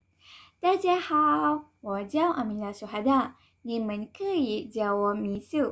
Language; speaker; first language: Chinese; non-native, learner; Malay